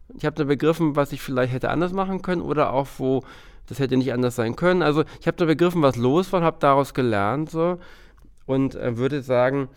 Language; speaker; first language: German; native; German